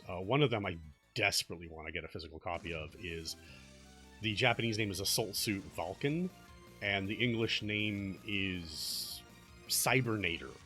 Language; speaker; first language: English; native; English